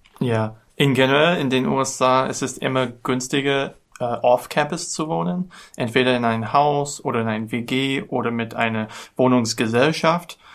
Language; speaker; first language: German; non-native, learner; English